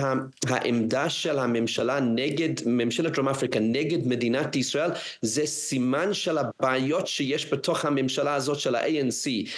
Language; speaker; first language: Hebrew; non-native, fluent; English